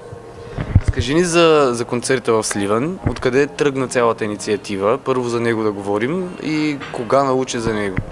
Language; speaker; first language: Bulgarian; native; Bulgarian